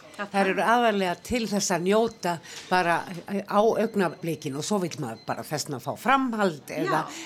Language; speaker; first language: Icelandic; native; Icelandic